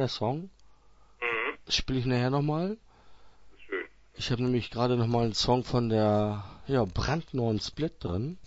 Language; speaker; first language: German; native; German